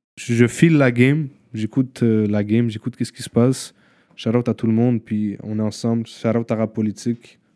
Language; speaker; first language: French; early bilingual, other home language; Arabic